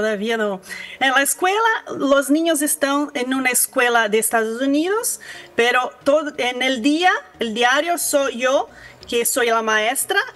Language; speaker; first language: Spanish; non-native, learner; Portuguese